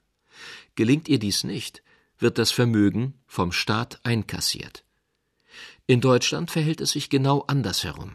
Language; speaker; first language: German; native; German